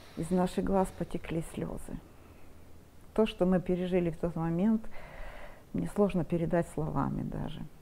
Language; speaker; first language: Russian; non-native, local second language; Romanian